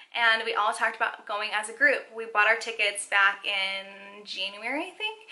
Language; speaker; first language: English; native; English